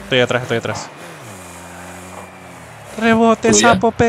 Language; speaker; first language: Spanish; native; Spanish